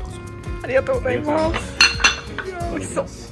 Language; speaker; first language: Japanese; native; Japanese